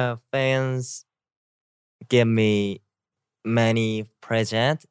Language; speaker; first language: English; non-native, learner; Korean